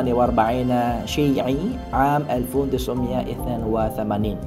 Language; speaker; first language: Arabic; non-native, fluent; Indonesian